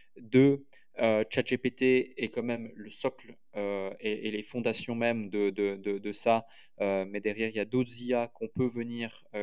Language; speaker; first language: French; native; French